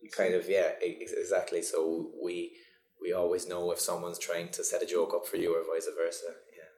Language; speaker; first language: English; native; English